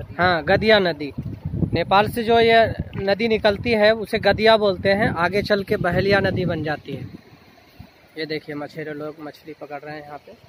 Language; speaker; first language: Hindi; native; Hindi